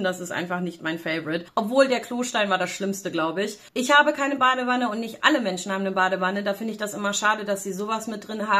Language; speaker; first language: German; native; German